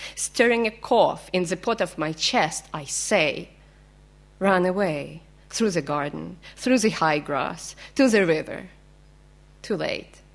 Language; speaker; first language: English; non-native, fluent; Ukrainian